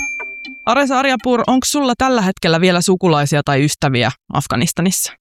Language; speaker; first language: Finnish; native; Finnish